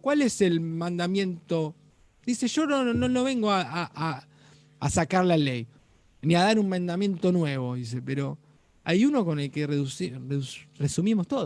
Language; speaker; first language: Spanish; native; Spanish